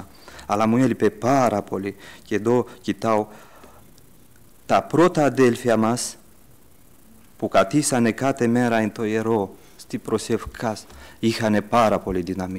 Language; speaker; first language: Greek; early bilingual, heritage; Greek